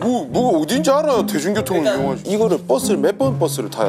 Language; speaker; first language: Korean; native; Korean